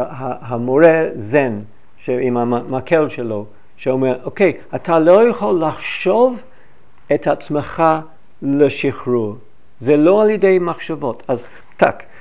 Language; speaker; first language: Hebrew; non-native, fluent; English